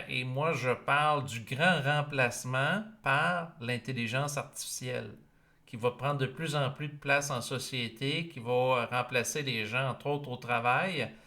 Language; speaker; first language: French; native; French